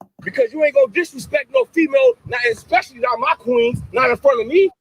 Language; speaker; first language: English; native; English